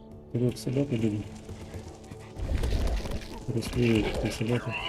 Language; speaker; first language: Russian; native; Russian